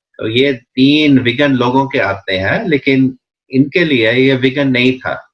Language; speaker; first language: Hindi; native; Hindi